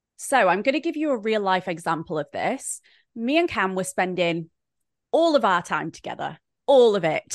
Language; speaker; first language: English; native; English